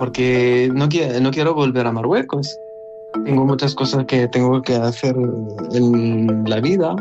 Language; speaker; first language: Spanish; non-native, learner; Arabic